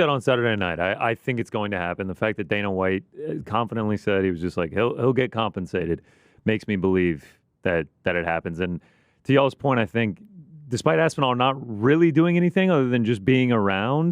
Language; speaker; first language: English; native; English